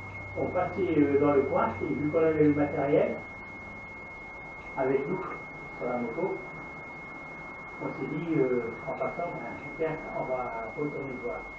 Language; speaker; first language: French; native; French